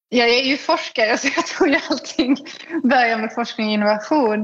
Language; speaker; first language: Swedish; native; Swedish